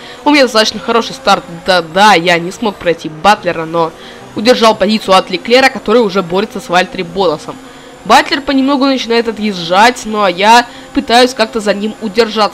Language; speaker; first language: Russian; native; Russian